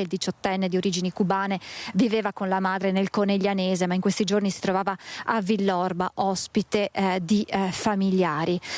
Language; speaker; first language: Italian; native; Italian